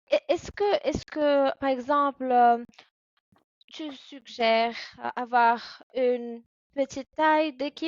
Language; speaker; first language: French; non-native, fluent; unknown